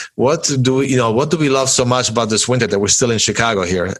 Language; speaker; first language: English; early bilingual, other home language; Polish